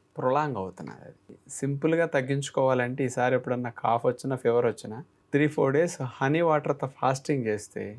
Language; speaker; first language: Telugu; native; Telugu